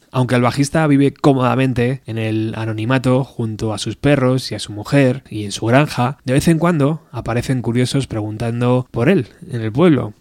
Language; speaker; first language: Spanish; native; Spanish